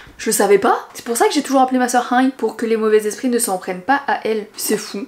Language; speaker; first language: French; early bilingual, other home language; Vietnamese